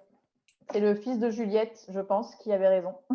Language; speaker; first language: French; native; French